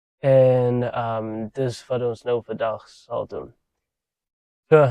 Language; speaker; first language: Afrikaans; non-native, local second language; English